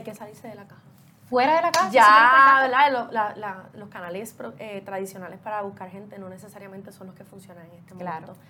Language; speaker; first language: Spanish; native; Spanish